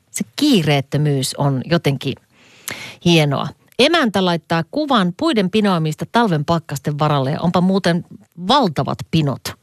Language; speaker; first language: Finnish; native; Finnish